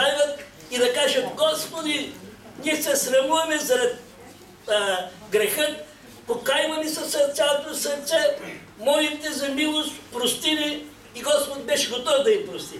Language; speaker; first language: Bulgarian; non-native, local second language; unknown